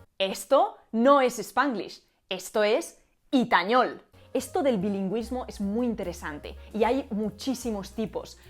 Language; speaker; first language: Spanish; native; Spanish